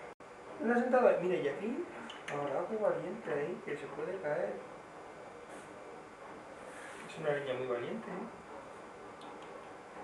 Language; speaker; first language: Spanish; native; Spanish